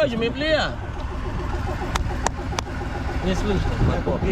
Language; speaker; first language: Russian; non-native, fluent; Khmer